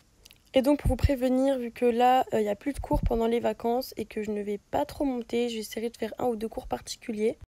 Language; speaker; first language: French; native; French